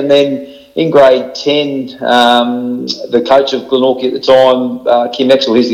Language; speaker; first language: English; native; English